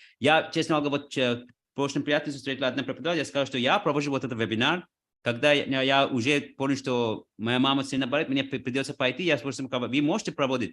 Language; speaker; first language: Russian; non-native, fluent; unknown